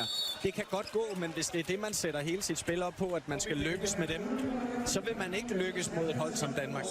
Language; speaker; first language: Danish; native; Danish